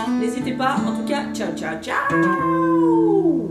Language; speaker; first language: French; native; French